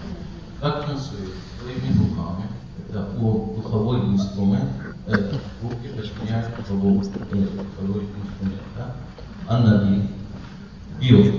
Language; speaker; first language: Russian; non-native, learner; Persian